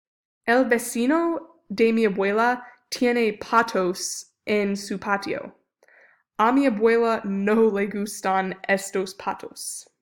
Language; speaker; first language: Spanish; non-native, learner; English